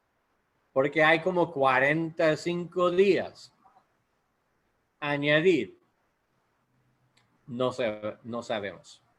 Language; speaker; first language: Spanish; non-native, learner; English